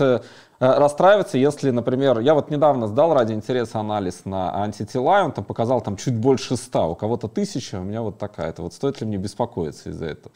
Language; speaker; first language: Russian; native; Russian